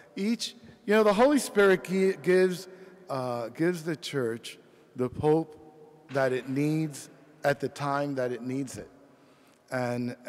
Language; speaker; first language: English; early bilingual, other home language; Spanish